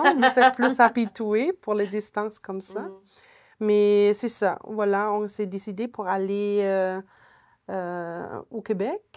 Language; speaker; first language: French; non-native, fluent; German